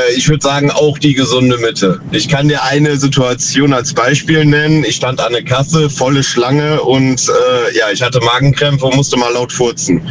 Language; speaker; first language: German; native; German